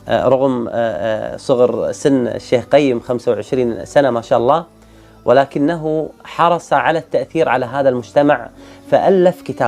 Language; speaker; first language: Arabic; native; Arabic